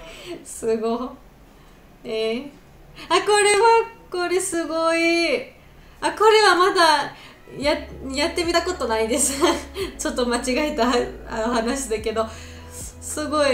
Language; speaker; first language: Japanese; non-native, learner; Georgian